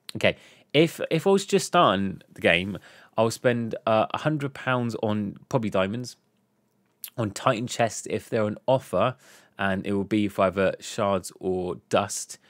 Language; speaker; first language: English; native; English